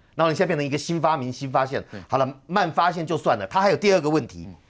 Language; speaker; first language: Chinese; native; Chinese